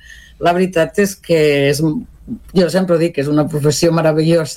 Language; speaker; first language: Catalan; non-native, local second language; Spanish